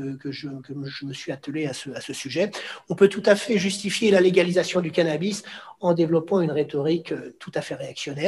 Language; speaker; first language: French; native; French